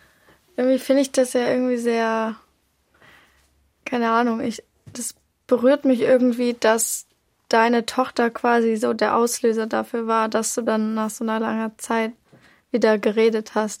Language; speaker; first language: German; native; German